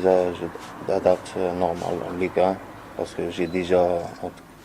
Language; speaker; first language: French; non-native, learner; Arabic